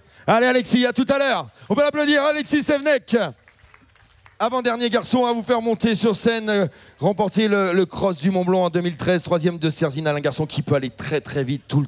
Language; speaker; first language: French; native; French